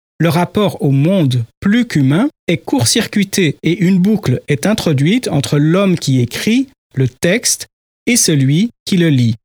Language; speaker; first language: French; native; French